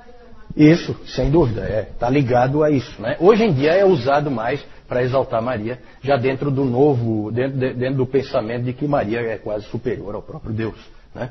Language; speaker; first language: Portuguese; native; Portuguese